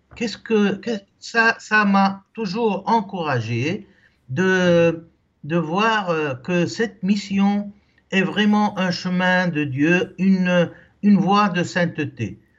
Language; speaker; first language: French; non-native, local second language; Arabic